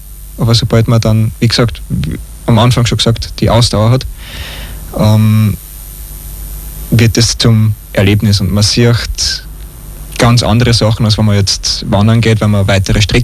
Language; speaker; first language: German; native; German